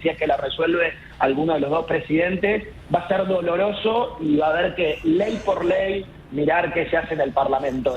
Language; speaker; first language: Spanish; native; Spanish